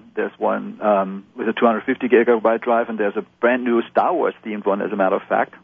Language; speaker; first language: English; non-native, fluent; German